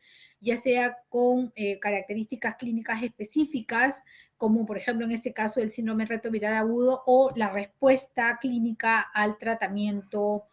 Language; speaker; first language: Spanish; native; Spanish